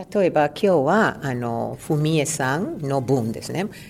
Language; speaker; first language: Japanese; non-native, learner; Spanish